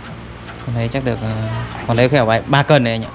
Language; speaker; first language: Vietnamese; native; Vietnamese